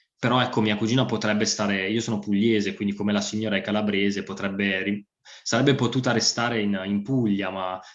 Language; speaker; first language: Italian; native; Italian